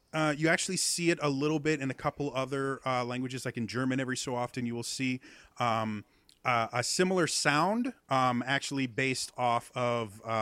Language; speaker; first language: English; native; English